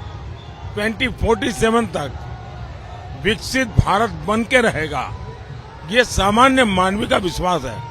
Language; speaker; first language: Hindi; non-native, local second language; Gujarati